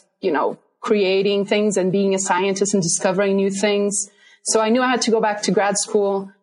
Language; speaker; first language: English; non-native, fluent; Portuguese